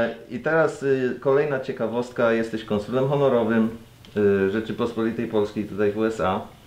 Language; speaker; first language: Polish; native; Polish